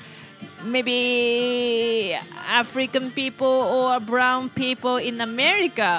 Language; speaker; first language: English; non-native, fluent; Japanese